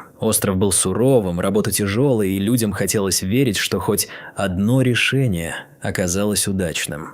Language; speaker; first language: Russian; native; Russian